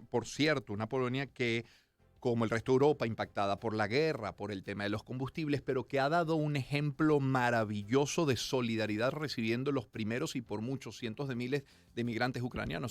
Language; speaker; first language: Spanish; native; Spanish